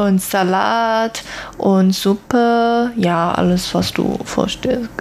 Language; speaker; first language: German; non-native, learner; Chinese